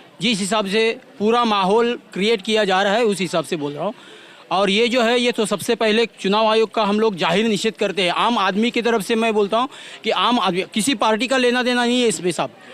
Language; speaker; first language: Hindi; non-native, local second language; Marathi